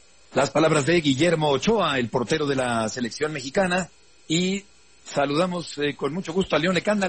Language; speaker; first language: Spanish; native; Spanish